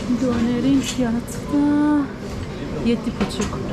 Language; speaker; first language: Turkish; non-native, learner; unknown